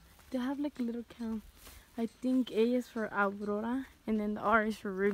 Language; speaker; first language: English; early bilingual, other home language; Spanish